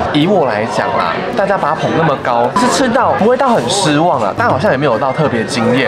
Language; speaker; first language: Chinese; native; Chinese